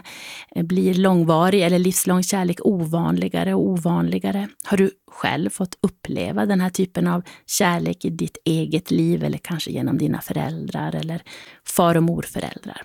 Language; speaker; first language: Swedish; native; Swedish